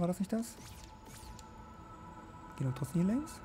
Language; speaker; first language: German; native; German